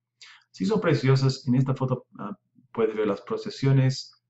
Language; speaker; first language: Spanish; non-native, fluent; English